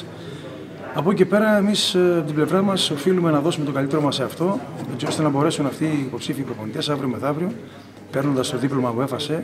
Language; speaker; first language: Greek; native; Greek